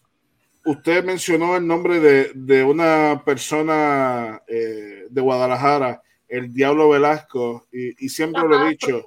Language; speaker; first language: Spanish; native; Spanish